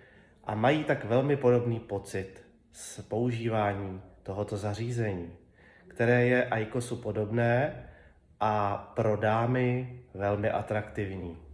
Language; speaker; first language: Czech; native; Czech